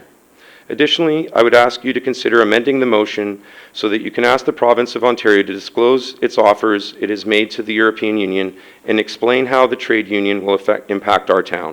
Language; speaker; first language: English; native; English